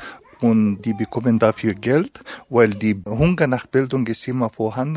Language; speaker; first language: German; non-native, fluent; Pashto